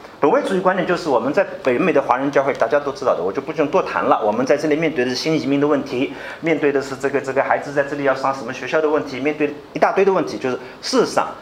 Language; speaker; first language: Chinese; native; Chinese